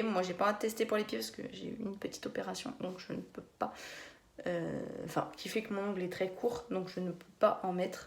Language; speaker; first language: French; native; French